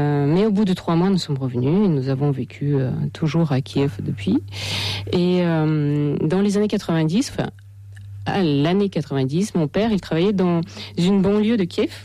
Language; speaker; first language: French; non-native, fluent; Russian